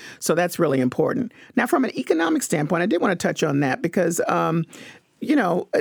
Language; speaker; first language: English; native; English